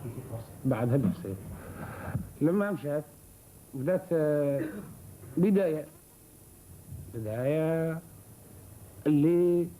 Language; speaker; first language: Arabic; native; Arabic